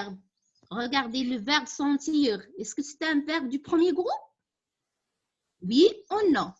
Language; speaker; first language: French; non-native, local second language; Arabic